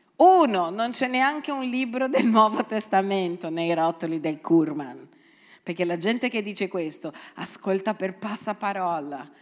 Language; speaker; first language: Italian; non-native, fluent; Portuguese